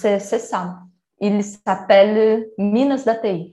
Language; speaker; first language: French; non-native, learner; Portuguese